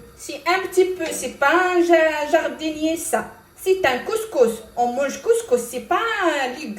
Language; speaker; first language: French; non-native, local second language; Arabic